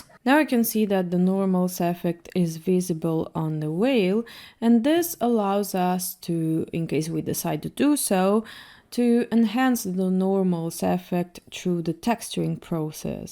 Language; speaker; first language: English; non-native, fluent; Russian